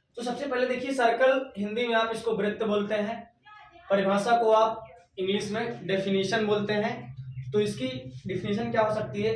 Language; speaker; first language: Hindi; native; Hindi